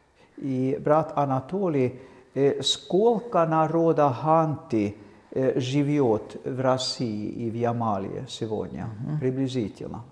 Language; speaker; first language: Russian; non-native, fluent; Swedish